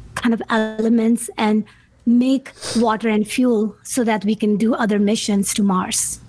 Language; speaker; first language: English; non-native, local second language; Urdu